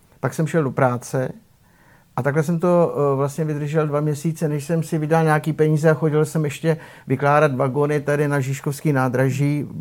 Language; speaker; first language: Czech; native; Czech